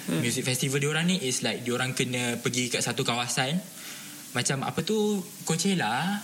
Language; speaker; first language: Malay; native; Malay